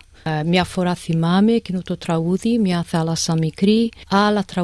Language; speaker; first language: Greek; early bilingual, heritage; English